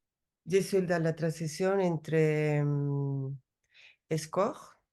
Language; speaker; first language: French; non-native, learner; Spanish